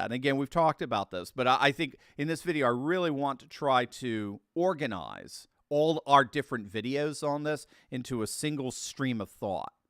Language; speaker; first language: English; native; English